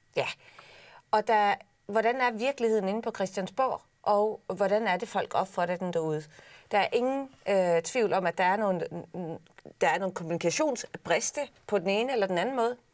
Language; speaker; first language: Danish; native; Danish